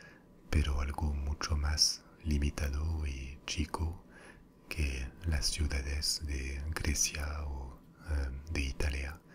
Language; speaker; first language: Spanish; non-native, fluent; French